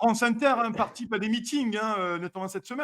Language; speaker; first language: French; native; French